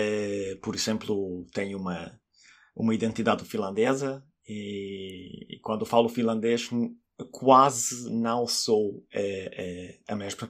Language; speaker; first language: Portuguese; non-native, fluent; Italian